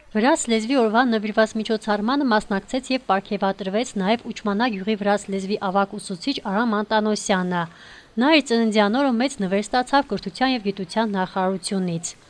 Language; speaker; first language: Armenian; native; Armenian